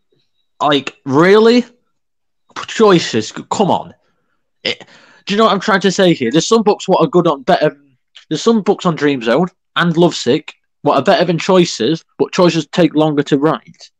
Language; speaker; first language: English; native; English